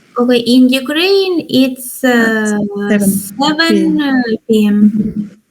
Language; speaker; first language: English; non-native, learner; Ukrainian